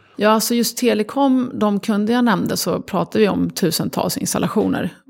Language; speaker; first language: Swedish; early bilingual, other home language; Arabic